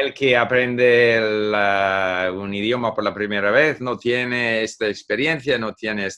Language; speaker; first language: Spanish; non-native, fluent; English